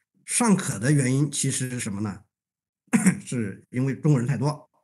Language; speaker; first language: Chinese; native; Chinese